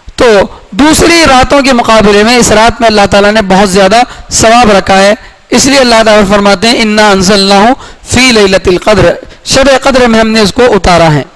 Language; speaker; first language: Urdu; native; Urdu